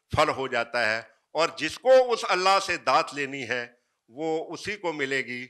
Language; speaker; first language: Hindi; native; Hindi